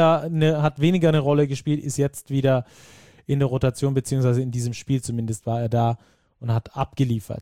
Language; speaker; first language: German; native; German